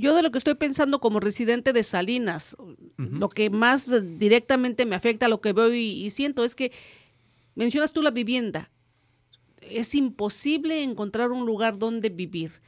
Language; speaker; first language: Spanish; native; Spanish